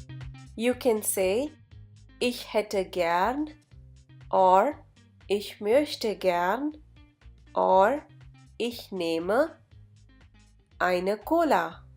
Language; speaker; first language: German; non-native, fluent; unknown